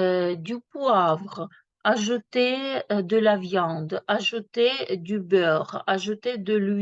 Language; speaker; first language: French; non-native, fluent; Ukrainian